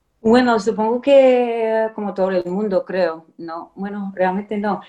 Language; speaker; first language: Spanish; non-native, fluent; English